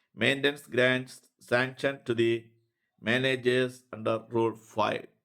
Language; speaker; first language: English; non-native, local second language; Malayalam